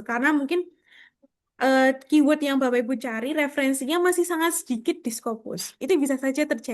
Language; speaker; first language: Indonesian; native; Indonesian